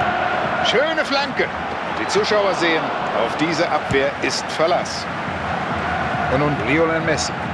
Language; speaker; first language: German; native; German